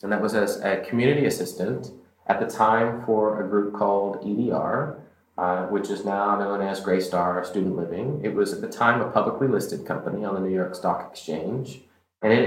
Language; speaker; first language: English; native; English